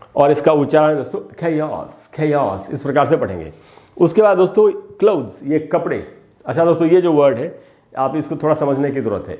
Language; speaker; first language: Hindi; native; Hindi